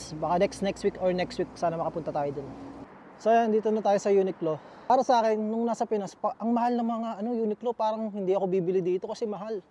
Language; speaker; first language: Filipino; native; Filipino